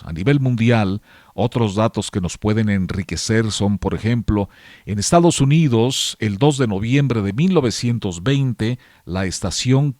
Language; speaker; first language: Spanish; native; Spanish